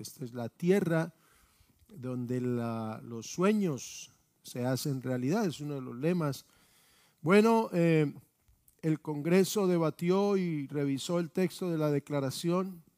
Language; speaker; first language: Spanish; native; Spanish